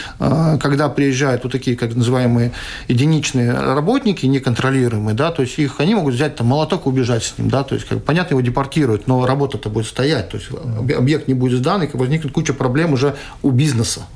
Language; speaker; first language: Russian; non-native, local second language; Latvian